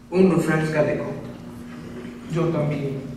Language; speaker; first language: Spanish; non-native, learner; English